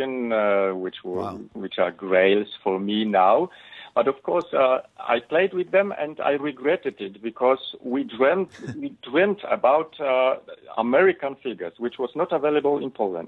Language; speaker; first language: English; non-native, fluent; Polish